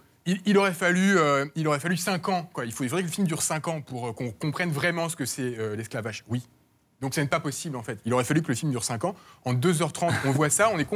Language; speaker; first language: French; native; French